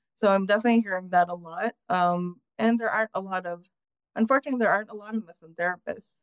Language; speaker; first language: English; native; English